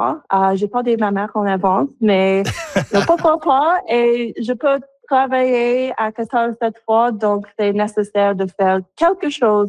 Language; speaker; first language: French; non-native, local second language; English